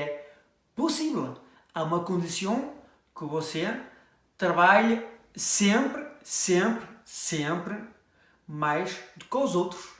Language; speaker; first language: Portuguese; early bilingual, heritage; French